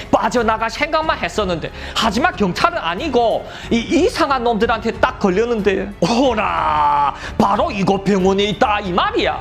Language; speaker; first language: Korean; native; Korean